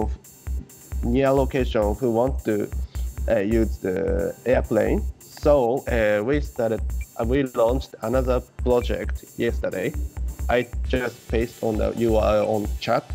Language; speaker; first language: English; non-native, learner; Japanese